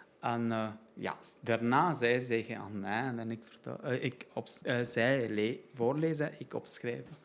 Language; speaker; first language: Dutch; non-native, learner; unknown